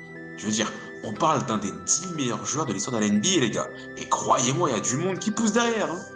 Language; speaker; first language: French; native; French